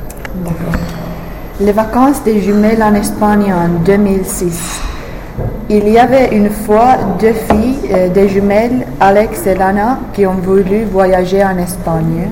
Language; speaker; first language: French; non-native, fluent; English